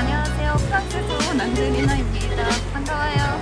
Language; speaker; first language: Korean; non-native, fluent; French